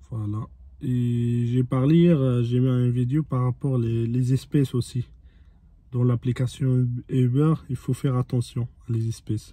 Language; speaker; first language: French; non-native, fluent; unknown